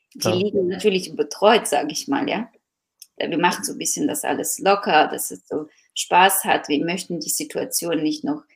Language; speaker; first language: German; non-native, fluent; Ukrainian